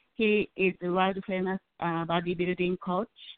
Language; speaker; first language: English; non-native, learner; Japanese